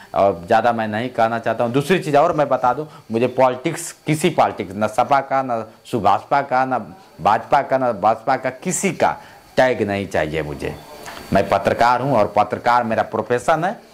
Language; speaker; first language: Hindi; native; Hindi